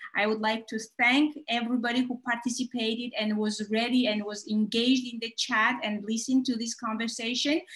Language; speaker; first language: English; non-native, fluent; Georgian